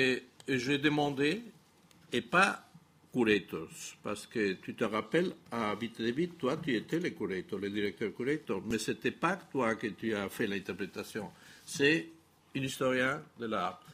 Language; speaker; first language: French; non-native, fluent; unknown